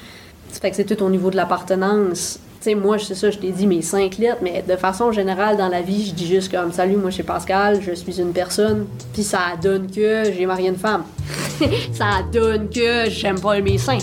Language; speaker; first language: French; native; French